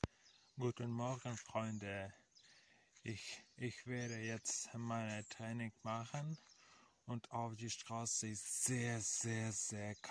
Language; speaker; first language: German; non-native, learner; Russian